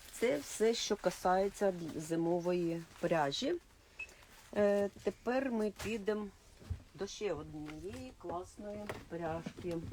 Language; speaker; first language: Ukrainian; non-native, local second language; Russian